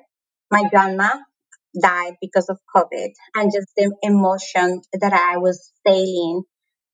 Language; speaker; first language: English; non-native, fluent; Spanish